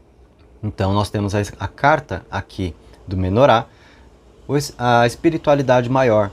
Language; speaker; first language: Portuguese; native; Portuguese